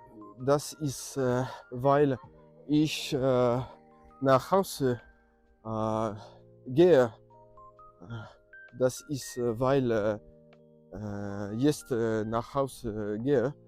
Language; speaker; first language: German; non-native, learner; French